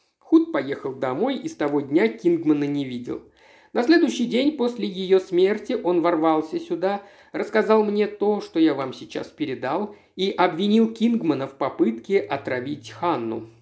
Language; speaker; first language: Russian; native; Russian